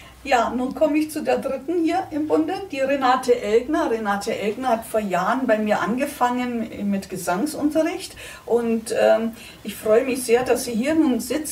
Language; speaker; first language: German; native; German